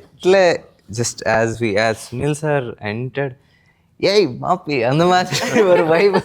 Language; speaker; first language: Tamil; non-native, learner; Telugu